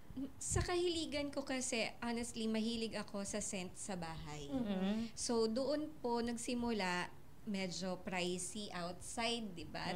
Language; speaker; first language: Filipino; native; Filipino